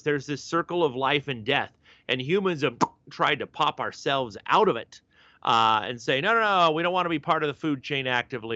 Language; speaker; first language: English; native; English